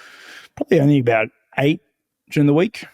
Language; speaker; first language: English; native; English